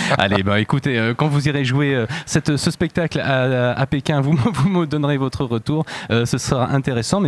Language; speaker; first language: French; native; French